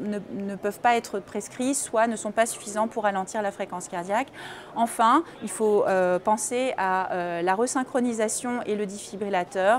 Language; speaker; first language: French; native; French